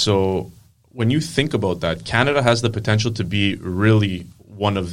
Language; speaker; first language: English; non-native, fluent; Greek